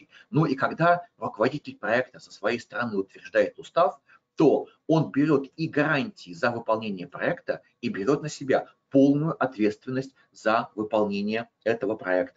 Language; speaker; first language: Russian; native; Russian